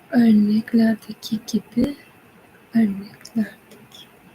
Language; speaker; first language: Turkish; non-native, learner; English